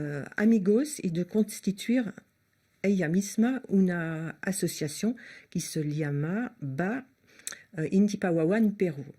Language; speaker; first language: Spanish; non-native, learner; French